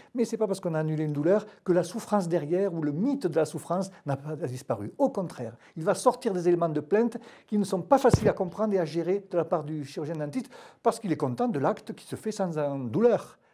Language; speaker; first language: French; native; French